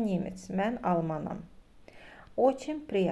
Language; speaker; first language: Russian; non-native, fluent; Azerbaijani